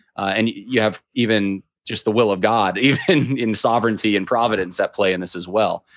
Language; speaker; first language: English; native; English